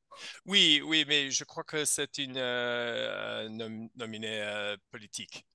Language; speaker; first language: French; non-native, fluent; English